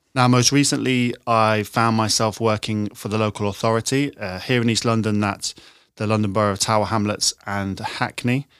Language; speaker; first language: English; native; English